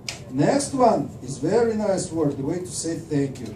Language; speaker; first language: English; non-native, fluent; Russian